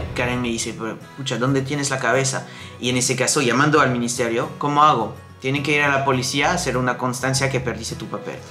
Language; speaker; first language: Spanish; non-native, fluent; French